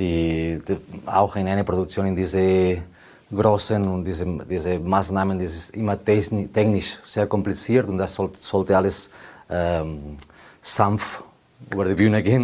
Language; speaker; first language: German; non-native, learner; Spanish